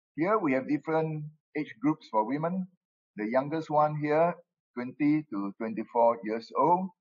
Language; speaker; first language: English; non-native, local second language; Min Nan Chinese